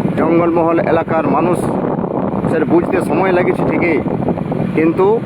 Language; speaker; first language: Bangla; native; Bangla